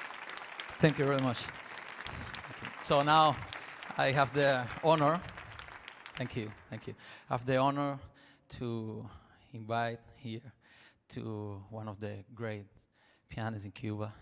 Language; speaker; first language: English; non-native, learner; Spanish